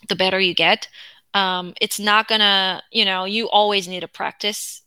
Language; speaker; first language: English; non-native, fluent; Korean